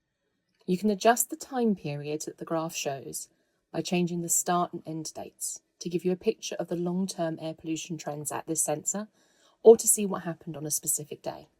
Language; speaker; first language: English; native; English